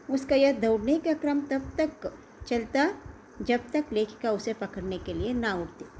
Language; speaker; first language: Hindi; non-native, local second language; Kannada